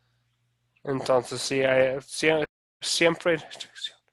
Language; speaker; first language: Spanish; non-native, fluent; English